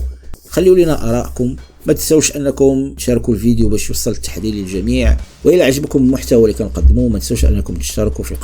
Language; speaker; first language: Arabic; native; Arabic